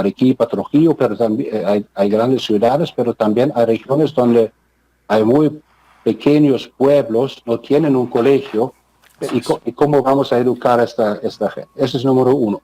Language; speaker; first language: Spanish; non-native, fluent; German